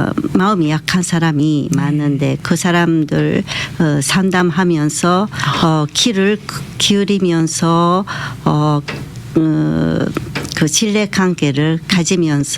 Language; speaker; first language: Korean; early bilingual, heritage; Japanese